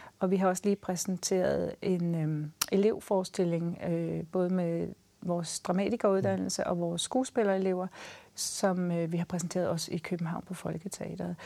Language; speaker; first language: Danish; native; Danish